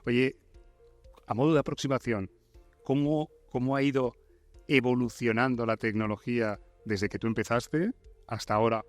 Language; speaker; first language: Spanish; native; Spanish